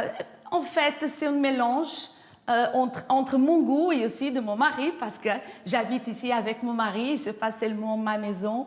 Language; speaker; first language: French; non-native, fluent; Portuguese